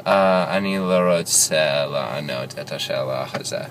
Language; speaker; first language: Hebrew; non-native, learner; English